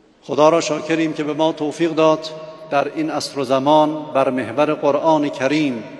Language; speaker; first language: Persian; native; Persian